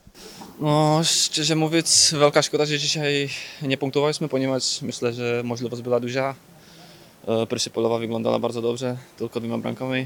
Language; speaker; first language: Polish; non-native, fluent; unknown